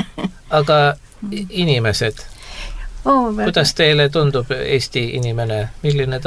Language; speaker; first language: Estonian; native; Estonian